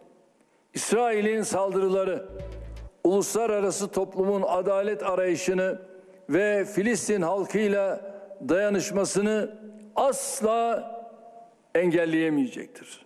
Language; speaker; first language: Turkish; native; Turkish